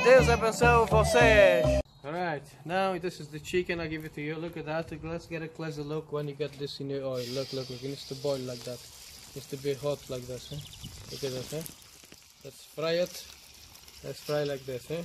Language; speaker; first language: English; non-native, fluent; Portuguese